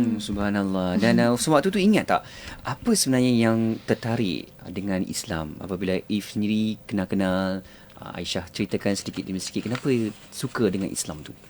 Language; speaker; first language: Malay; native; Malay